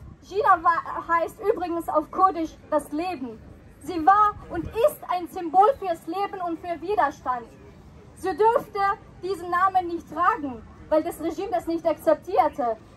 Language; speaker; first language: German; non-native, fluent; Persian